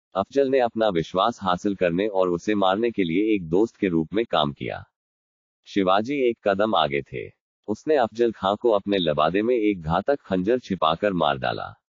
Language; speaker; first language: Hindi; non-native, local second language; Marathi